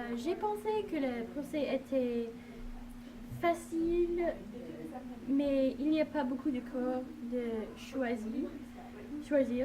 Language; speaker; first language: French; non-native, learner; English